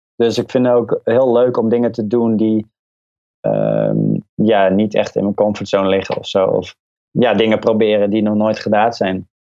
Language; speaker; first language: Dutch; native; Dutch